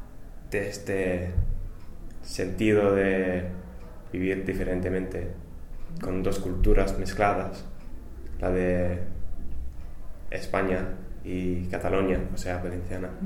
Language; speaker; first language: Spanish; non-native, fluent; English